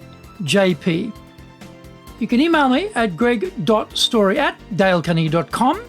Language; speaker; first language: English; native; English